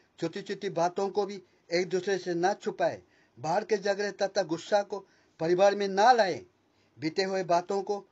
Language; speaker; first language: Hindi; non-native, local second language; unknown